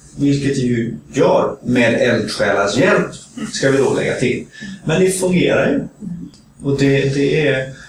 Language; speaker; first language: Swedish; native; Swedish